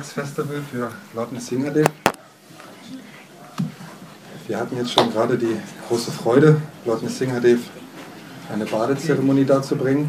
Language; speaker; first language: German; native; German